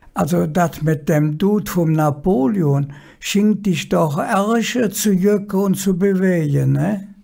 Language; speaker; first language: German; native; German